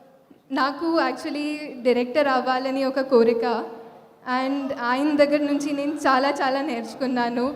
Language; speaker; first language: Telugu; non-native, fluent; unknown